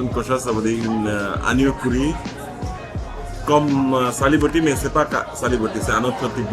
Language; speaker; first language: French; non-native, learner; Bangla